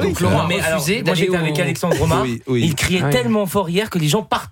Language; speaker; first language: French; native; French